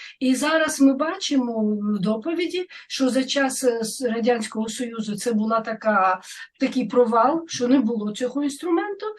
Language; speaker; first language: Ukrainian; non-native, learner; French